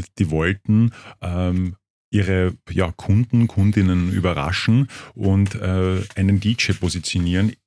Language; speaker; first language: German; native; German